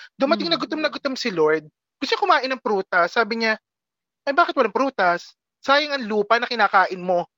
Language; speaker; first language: Filipino; native; Filipino